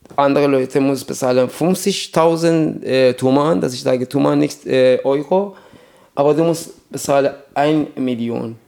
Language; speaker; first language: German; non-native, learner; Persian